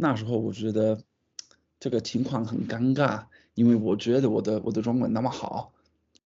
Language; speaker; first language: Chinese; non-native, fluent; English